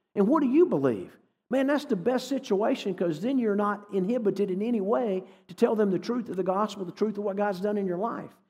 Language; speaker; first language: English; native; English